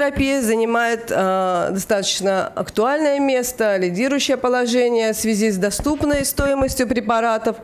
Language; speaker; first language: Russian; native; Russian